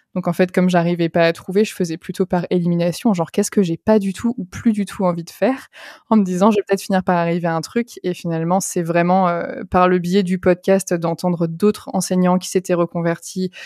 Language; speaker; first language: French; native; French